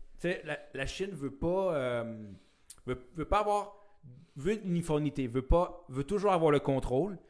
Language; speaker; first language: French; native; French